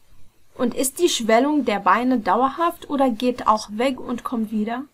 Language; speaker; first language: German; non-native, fluent; Arabic